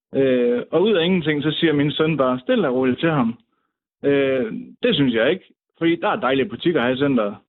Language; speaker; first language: Danish; native; Danish